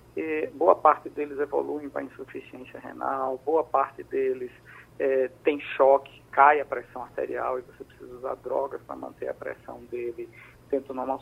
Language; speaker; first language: Portuguese; native; Portuguese